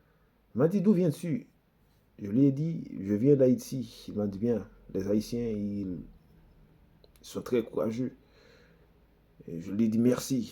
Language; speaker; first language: French; non-native, local second language; Haitian Creole